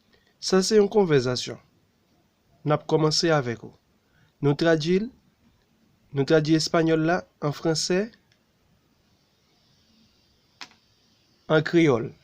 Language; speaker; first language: French; non-native, learner; Haitian Creole